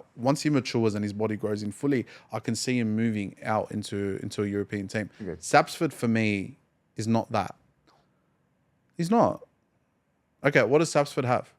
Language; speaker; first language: English; native; English